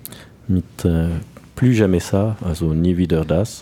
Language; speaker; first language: German; non-native, learner; French